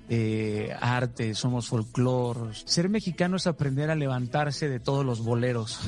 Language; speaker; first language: Spanish; native; Spanish